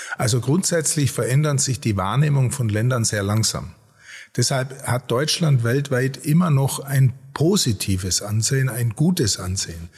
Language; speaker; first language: German; native; German